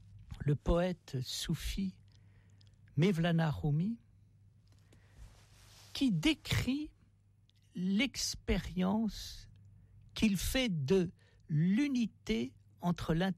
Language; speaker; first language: French; native; French